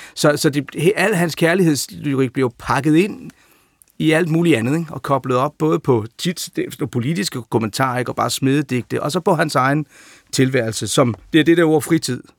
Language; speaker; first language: Danish; native; Danish